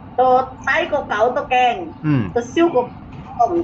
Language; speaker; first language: Cantonese; non-native, learner; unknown